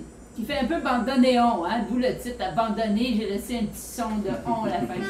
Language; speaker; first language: French; native; French